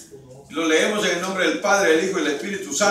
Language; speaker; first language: Spanish; native; Spanish